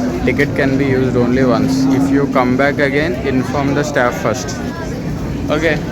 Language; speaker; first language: English; non-native, local second language; Telugu